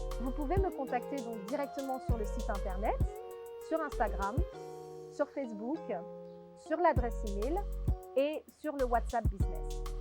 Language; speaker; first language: French; native; French